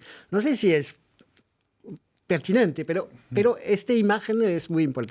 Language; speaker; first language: Spanish; non-native, fluent; French